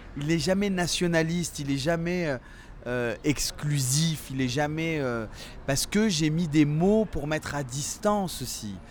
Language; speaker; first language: French; early bilingual, other home language; Central Atlas Tamazight